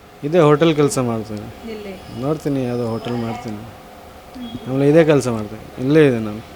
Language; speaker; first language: Kannada; non-native, learner; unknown